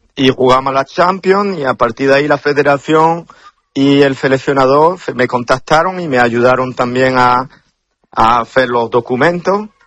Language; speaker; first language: Spanish; early bilingual, heritage; Spanish